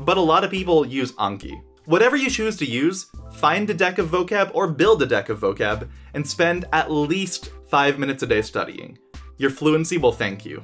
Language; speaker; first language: English; native; English